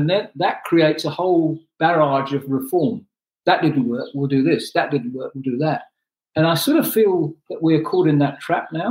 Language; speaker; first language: English; non-native, local second language; Urdu